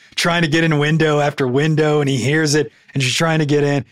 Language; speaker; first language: English; native; English